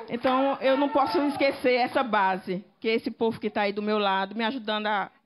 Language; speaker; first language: Portuguese; native; Portuguese